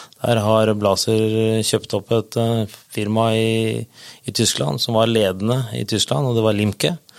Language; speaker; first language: Norwegian; native; Norwegian